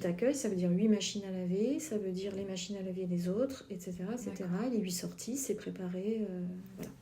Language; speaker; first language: French; native; French